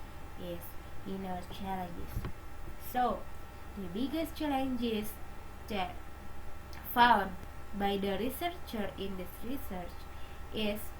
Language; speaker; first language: English; non-native, learner; Indonesian